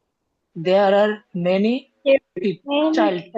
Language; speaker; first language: English; non-native, learner; Bangla